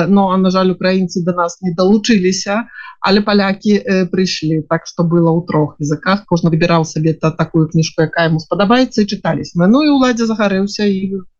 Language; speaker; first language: Belarusian; non-native, local second language; Russian